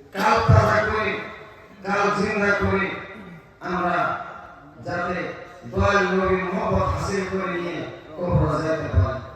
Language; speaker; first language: Bangla; native; Bangla